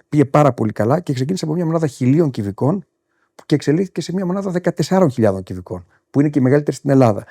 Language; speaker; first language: Greek; native; Greek